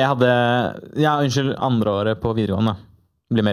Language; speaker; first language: Norwegian; native; Norwegian